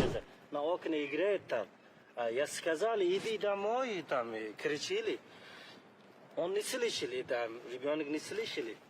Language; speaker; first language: Russian; non-native, learner; Uzbek